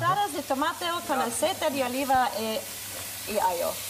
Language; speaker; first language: Spanish; non-native, learner; German